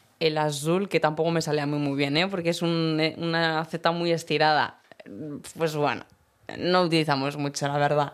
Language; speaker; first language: Spanish; early bilingual, other home language; Berber languages